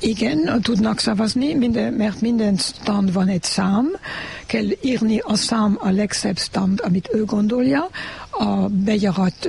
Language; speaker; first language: Hungarian; non-native, learner; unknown